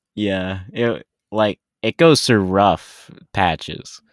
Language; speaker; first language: English; native; English